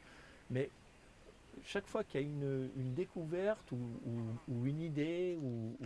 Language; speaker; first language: French; native; French